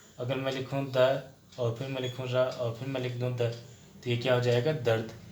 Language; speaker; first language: Hindi; native; Hindi